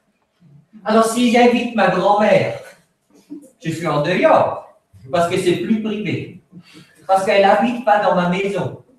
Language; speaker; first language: French; non-native, fluent; Swiss German